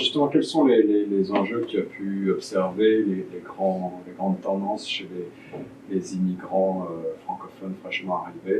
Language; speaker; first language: French; native; French